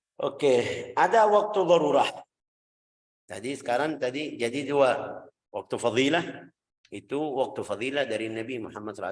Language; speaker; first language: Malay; non-native, fluent; Arabic